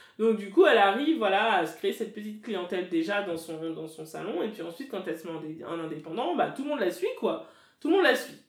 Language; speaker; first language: French; native; French